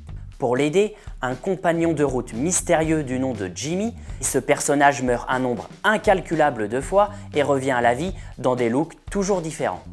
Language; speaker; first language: French; native; French